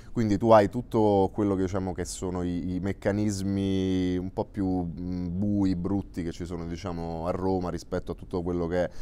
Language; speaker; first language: Italian; native; Italian